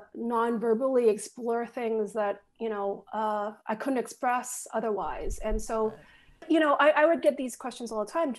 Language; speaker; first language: English; native; English